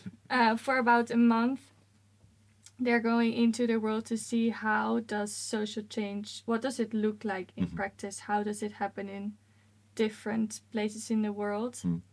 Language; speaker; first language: English; non-native, fluent; Dutch